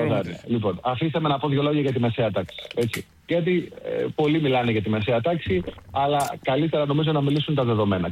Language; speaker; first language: Greek; native; Greek